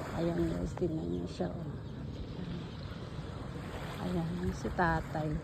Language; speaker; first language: Filipino; non-native, local second language; Iloko